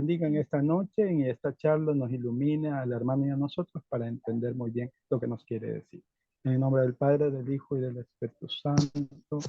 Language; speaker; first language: Spanish; native; Spanish